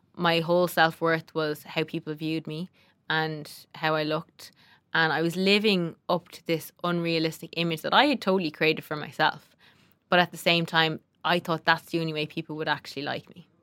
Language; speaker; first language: English; native; English